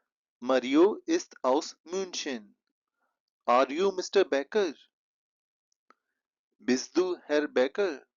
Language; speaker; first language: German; non-native, fluent; Hindi